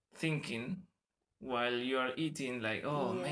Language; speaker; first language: English; non-native, fluent; Spanish